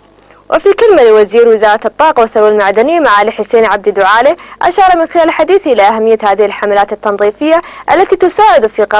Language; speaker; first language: Arabic; non-native, local second language; Somali